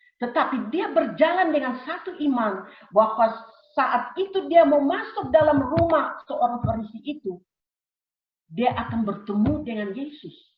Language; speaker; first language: Indonesian; early bilingual, heritage; Indonesian